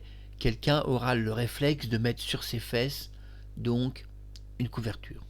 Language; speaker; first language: French; native; French